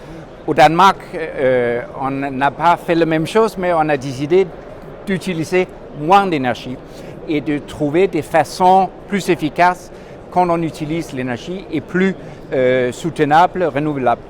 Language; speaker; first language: French; non-native, fluent; Danish